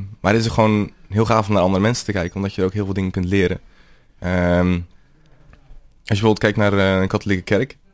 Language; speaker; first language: Dutch; native; Dutch